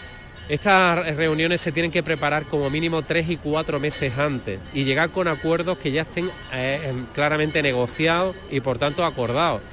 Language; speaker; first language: Spanish; native; Spanish